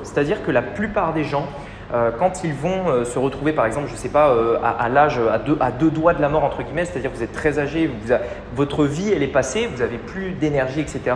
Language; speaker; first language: French; native; French